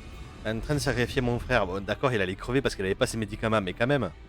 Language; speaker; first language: French; native; French